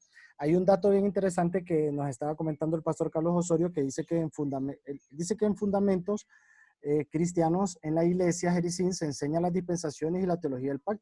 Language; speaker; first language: Spanish; native; Spanish